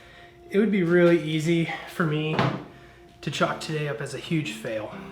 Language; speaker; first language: English; native; English